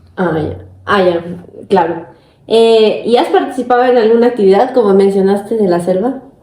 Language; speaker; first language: Spanish; native; Spanish